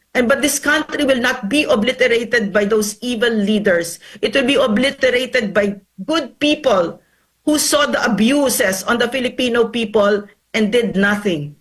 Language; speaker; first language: English; non-native, local second language; Filipino